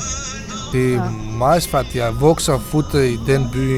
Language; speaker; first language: Danish; non-native, learner; Kurdish